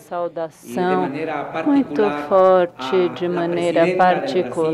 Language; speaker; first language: Spanish; non-native, fluent; Portuguese